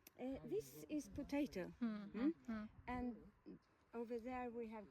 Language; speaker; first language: English; non-native, learner; Swedish